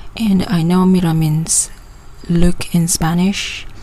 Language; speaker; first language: English; non-native, local second language; Malay